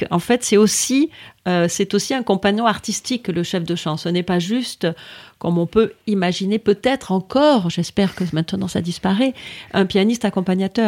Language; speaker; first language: French; native; French